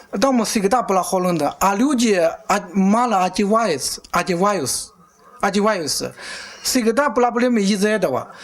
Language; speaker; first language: Russian; non-native, learner; Chinese